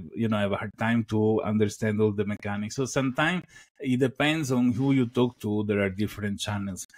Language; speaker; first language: English; non-native, fluent; Italian